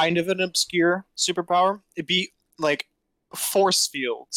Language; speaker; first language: English; native; English